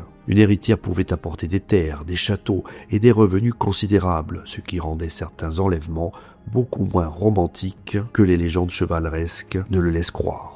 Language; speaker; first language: French; native; French